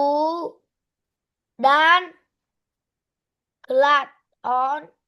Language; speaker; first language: English; non-native, learner; Vietnamese